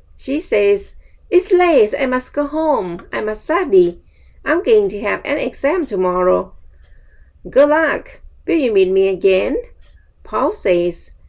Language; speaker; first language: English; non-native, fluent; Thai